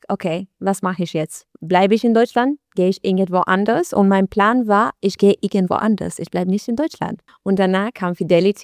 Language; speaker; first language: German; non-native, learner; Albanian